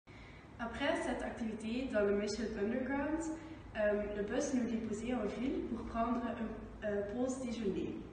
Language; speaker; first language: French; non-native, learner; Dutch